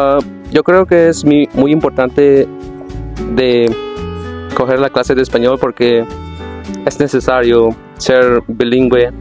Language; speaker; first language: Spanish; non-native, learner; English